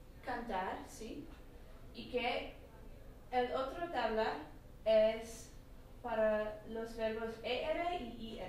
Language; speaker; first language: Spanish; non-native, learner; English